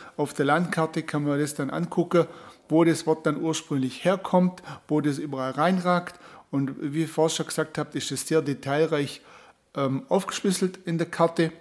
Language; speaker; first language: German; native; German